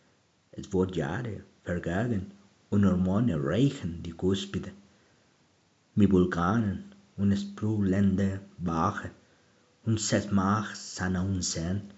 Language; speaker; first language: German; non-native, learner; Spanish